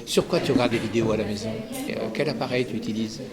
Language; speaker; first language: French; native; French